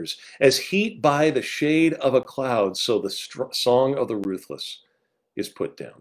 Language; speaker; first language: English; native; English